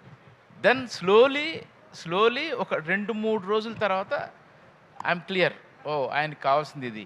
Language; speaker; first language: Telugu; native; Telugu